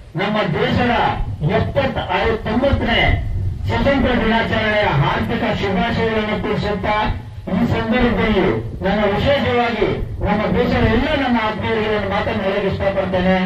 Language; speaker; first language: Kannada; non-native, local second language; Urdu